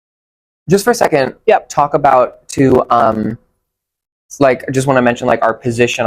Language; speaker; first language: English; native; English